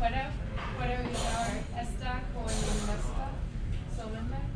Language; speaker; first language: Spanish; non-native, learner; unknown